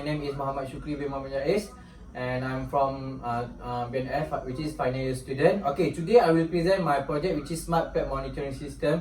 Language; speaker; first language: English; non-native, local second language; Malay